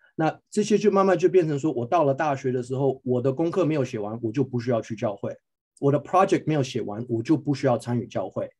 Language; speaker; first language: Chinese; early bilingual, heritage; Chinese